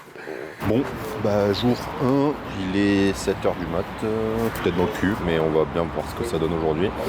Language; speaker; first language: French; native; French